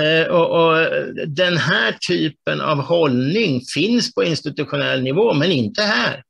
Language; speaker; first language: Swedish; native; Swedish